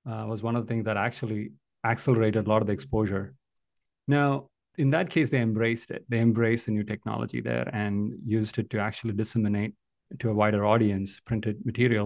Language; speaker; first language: English; non-native, local second language; Malayalam